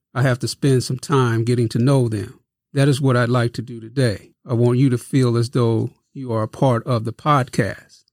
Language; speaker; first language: English; native; English